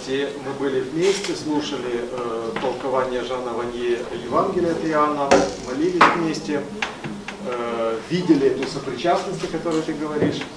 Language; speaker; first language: Russian; native; Russian